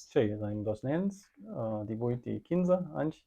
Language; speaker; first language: Catalan; non-native, fluent; German